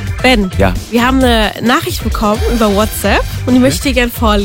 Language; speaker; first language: German; native; German